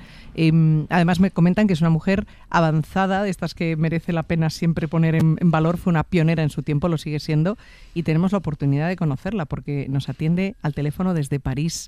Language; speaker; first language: Spanish; native; Spanish